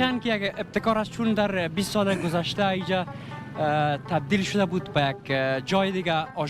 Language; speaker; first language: Persian; native; Persian